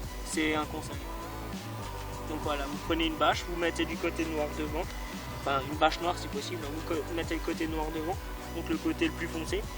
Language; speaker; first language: French; native; French